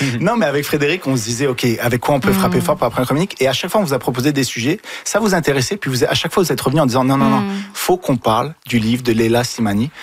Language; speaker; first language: French; early bilingual, other home language; Arabic